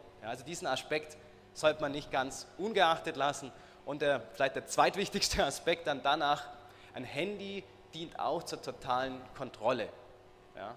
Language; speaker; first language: German; native; German